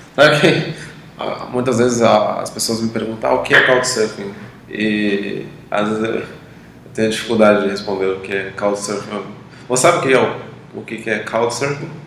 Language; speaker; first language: Portuguese; native; Portuguese